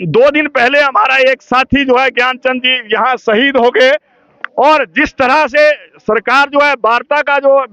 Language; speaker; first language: Hindi; native; Hindi